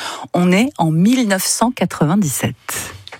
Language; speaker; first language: French; native; French